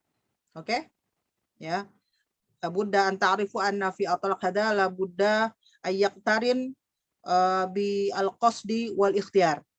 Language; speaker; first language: Arabic; non-native, fluent; Indonesian